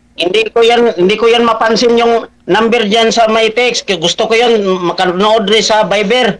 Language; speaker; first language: Filipino; non-native, local second language; Cebuano